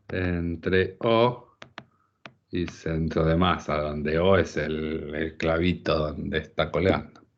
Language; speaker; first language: Spanish; native; Spanish